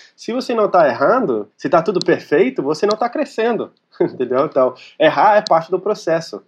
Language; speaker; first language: Portuguese; non-native, fluent; English